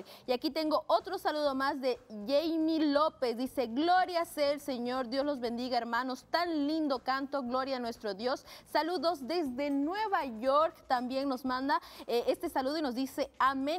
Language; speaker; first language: Spanish; native; Spanish